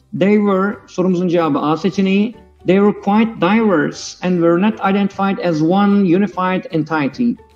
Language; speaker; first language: English; non-native, fluent; Turkish